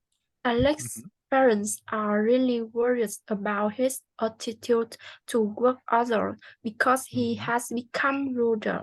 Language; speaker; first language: English; non-native, learner; Vietnamese